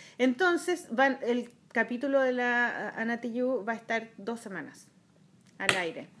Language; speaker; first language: Spanish; native; Spanish